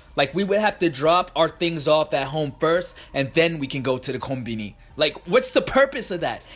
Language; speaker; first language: English; early bilingual, other home language; Japanese